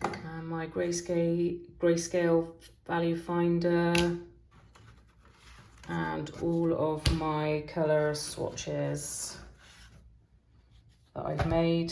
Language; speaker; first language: English; native; English